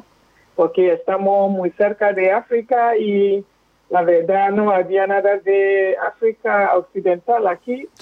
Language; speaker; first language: Spanish; non-native, fluent; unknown